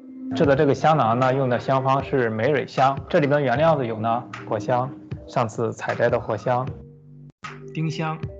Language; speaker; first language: Chinese; native; Chinese